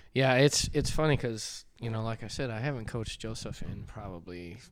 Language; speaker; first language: English; native; English